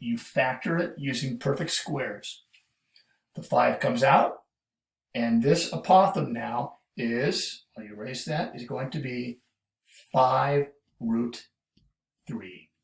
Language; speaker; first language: English; native; English